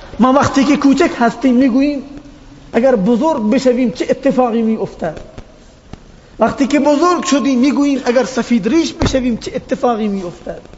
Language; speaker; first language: Persian; non-native, local second language; Baluchi